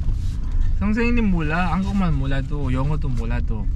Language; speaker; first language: Korean; non-native, learner; Filipino